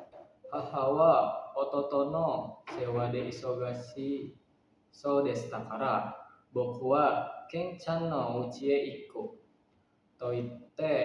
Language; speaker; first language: Japanese; non-native, learner; Indonesian